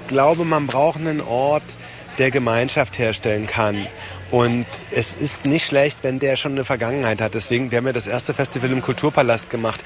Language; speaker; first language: German; native; German